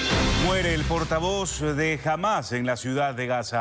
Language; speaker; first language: Spanish; native; Spanish